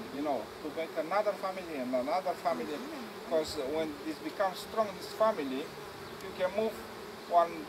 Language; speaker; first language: English; non-native, learner; Romanian